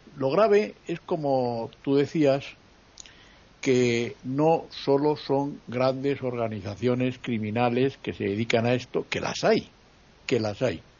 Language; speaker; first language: Spanish; native; Spanish